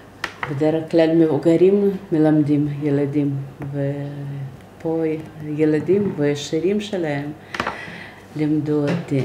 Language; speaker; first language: Hebrew; non-native, fluent; Russian